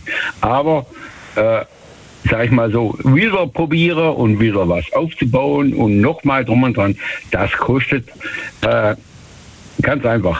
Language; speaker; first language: German; native; German